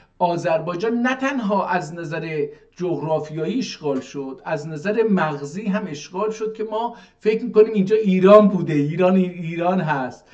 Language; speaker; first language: Persian; non-native, local second language; Azerbaijani